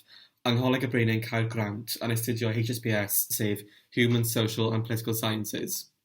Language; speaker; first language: Welsh; non-native, local second language; English